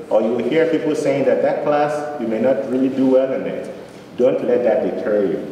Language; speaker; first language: English; non-native, local second language; Yoruba